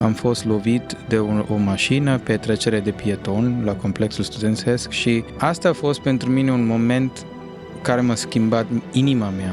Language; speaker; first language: Romanian; non-native, fluent; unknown